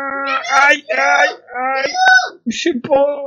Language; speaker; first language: French; native; French